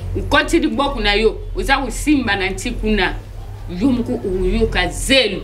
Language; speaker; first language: Lingala; non-native, local second language; Kituba (Democratic Republic of Congo)